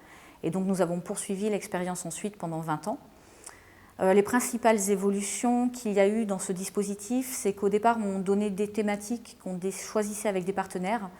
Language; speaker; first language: French; native; French